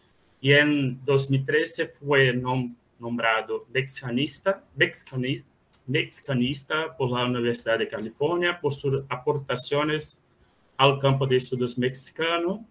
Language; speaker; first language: Spanish; non-native, fluent; Portuguese